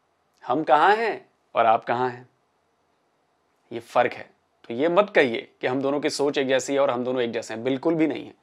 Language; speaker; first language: Hindi; native; Hindi